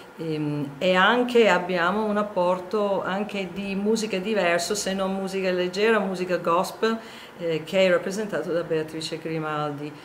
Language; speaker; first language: Italian; non-native, fluent; English